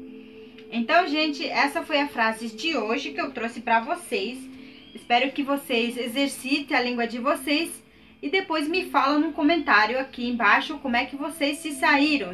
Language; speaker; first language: Portuguese; non-native, local second language; Guarani